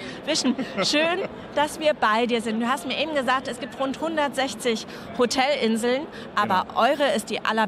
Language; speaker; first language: German; native; German